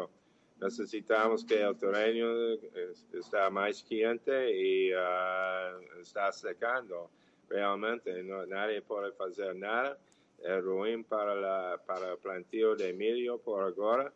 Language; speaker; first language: Portuguese; non-native, fluent; English